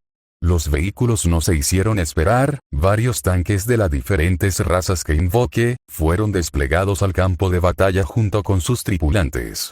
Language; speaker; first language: Spanish; native; Spanish